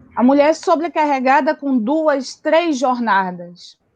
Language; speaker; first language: Portuguese; native; Portuguese